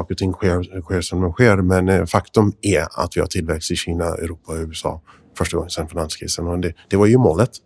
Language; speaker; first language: Swedish; non-native, fluent; English